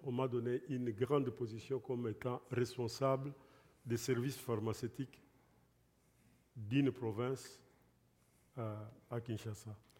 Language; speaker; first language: French; non-native, local second language; Lingala